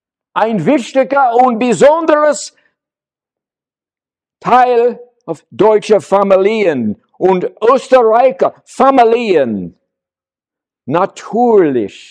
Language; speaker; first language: German; non-native, learner; English